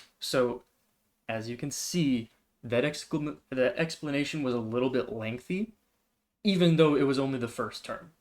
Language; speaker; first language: English; native; English